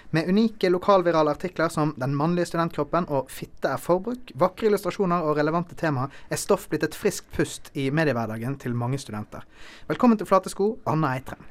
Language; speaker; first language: Norwegian; native; Norwegian